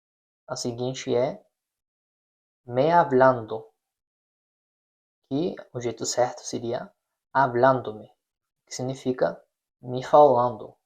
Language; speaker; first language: Portuguese; non-native, fluent; Spanish